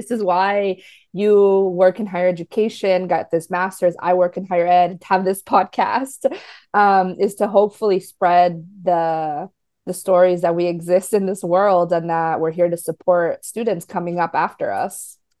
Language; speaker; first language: English; early bilingual, other home language; Spanish